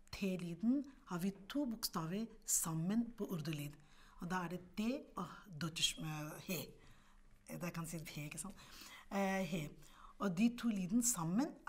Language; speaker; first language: Norwegian; non-native, fluent; Urdu